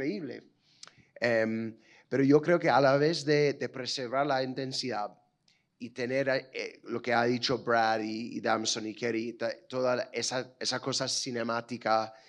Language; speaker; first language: Spanish; non-native, fluent; English